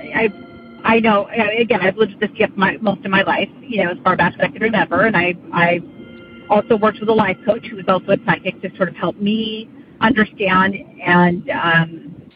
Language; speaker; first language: English; native; English